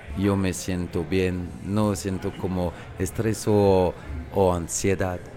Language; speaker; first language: Spanish; non-native, learner; French